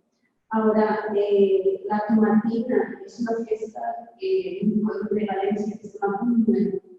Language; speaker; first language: Spanish; non-native, fluent; Portuguese